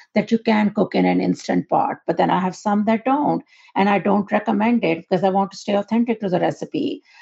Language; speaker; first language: English; non-native, local second language; Urdu